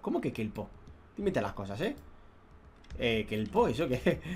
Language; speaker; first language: Spanish; native; Spanish